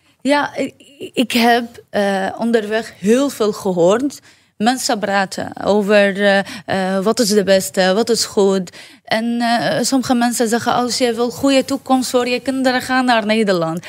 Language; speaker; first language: Dutch; non-native, learner; Arabic